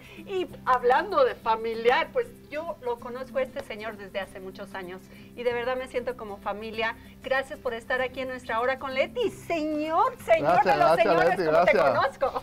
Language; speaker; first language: Spanish; native; Spanish